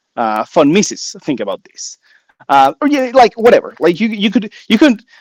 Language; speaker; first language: English; non-native, fluent; Spanish